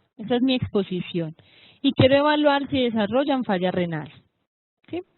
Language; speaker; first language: Spanish; native; Spanish